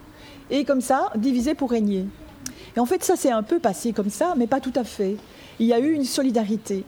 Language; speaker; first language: French; native; French